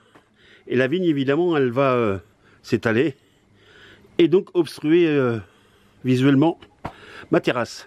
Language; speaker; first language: French; native; French